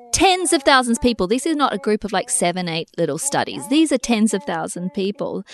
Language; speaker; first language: English; native; English